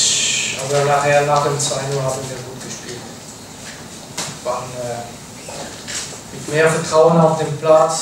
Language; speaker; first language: German; non-native, fluent; French